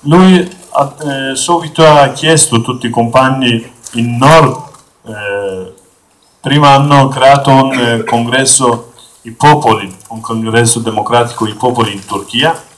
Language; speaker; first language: Italian; non-native, learner; Kurdish